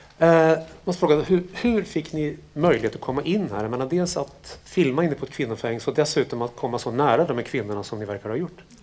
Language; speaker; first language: Swedish; native; Swedish